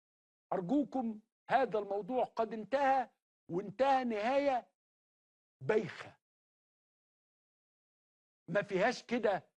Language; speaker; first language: Arabic; native; Arabic